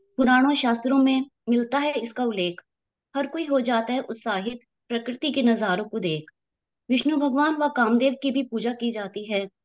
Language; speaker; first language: Hindi; native; Hindi